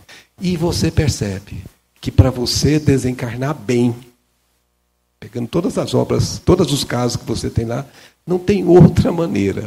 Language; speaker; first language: Portuguese; native; Portuguese